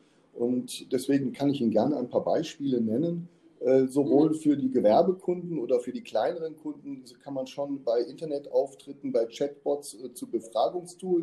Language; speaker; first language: German; native; German